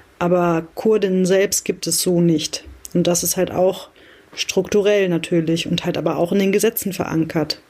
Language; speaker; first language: German; early bilingual, other home language; Kurdish